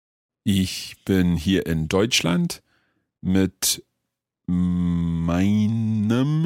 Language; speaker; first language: German; non-native, fluent; English